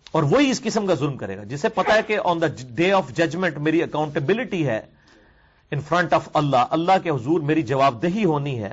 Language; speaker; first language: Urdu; non-native, local second language; Punjabi